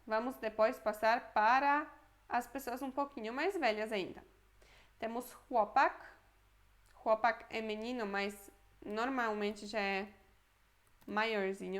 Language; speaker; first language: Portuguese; non-native, fluent; Polish